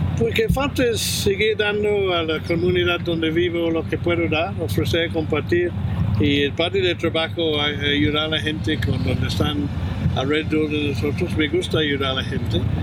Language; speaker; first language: Spanish; non-native, fluent; English